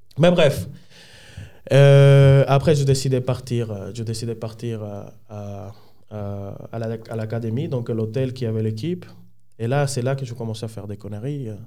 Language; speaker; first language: French; non-native, fluent; Spanish